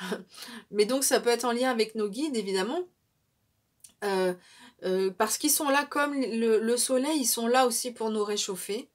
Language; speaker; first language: French; native; French